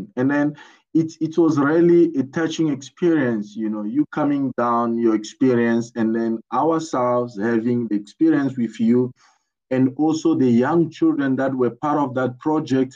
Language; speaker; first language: English; non-native, fluent; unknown